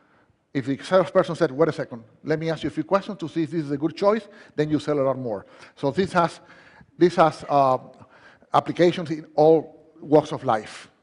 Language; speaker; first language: English; non-native, fluent; Spanish